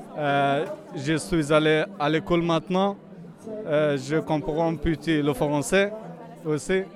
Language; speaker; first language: French; non-native, learner; Persian